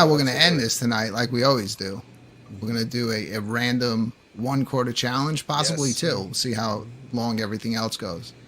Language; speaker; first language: English; native; English